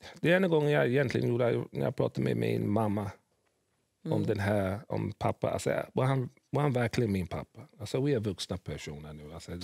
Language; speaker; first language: Swedish; early bilingual, other home language; English